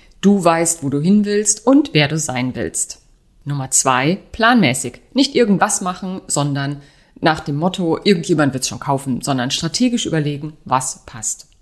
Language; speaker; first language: German; native; German